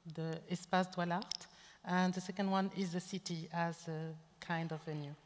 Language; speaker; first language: English; non-native, local second language; French